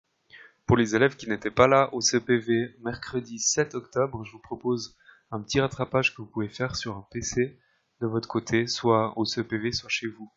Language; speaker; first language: French; native; French